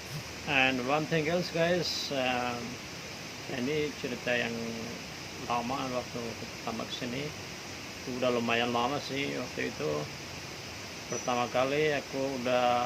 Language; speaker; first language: Indonesian; non-native, fluent; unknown